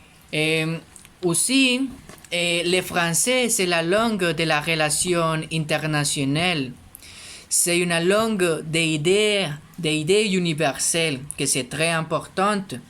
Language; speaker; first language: French; non-native, learner; Spanish